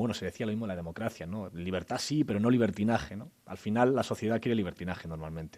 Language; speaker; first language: Spanish; native; Spanish